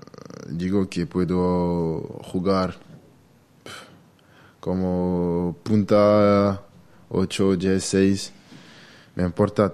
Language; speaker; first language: Spanish; non-native, learner; French